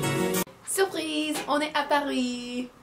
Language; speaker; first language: French; non-native, learner; English